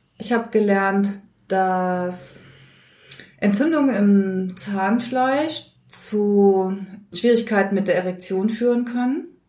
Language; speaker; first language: German; native; German